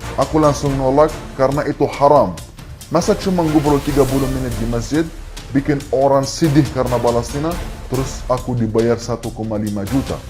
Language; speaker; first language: Indonesian; non-native, fluent; Arabic